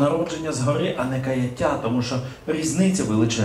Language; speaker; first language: Ukrainian; native; Ukrainian